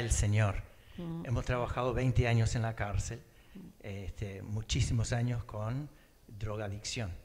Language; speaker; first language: Spanish; early bilingual, other home language; English